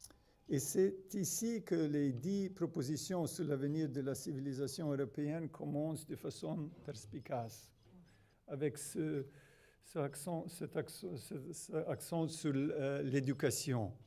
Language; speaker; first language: French; non-native, fluent; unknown